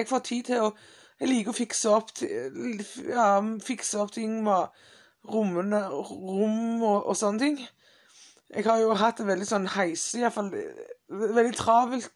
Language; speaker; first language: Norwegian; non-native, fluent; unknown